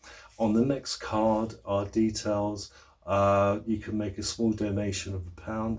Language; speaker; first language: English; native; English